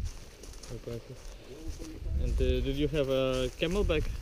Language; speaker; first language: English; non-native, learner; Ukrainian